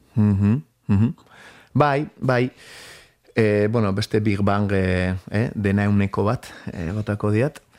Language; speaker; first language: Basque; native; Basque